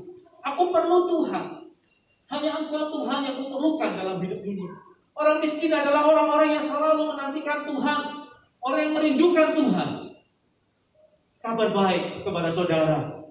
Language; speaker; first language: Indonesian; native; Indonesian